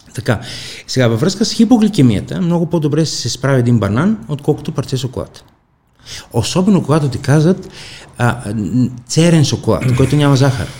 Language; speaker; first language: Bulgarian; non-native, fluent; Greek